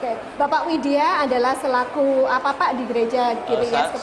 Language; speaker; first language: Indonesian; native; Indonesian